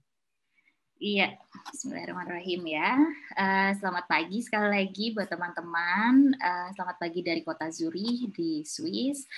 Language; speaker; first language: Indonesian; native; Indonesian